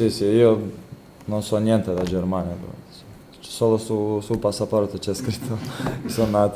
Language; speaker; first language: Italian; non-native, fluent; Croatian